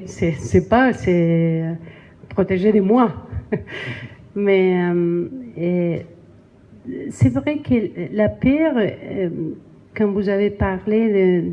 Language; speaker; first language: French; non-native, learner; Spanish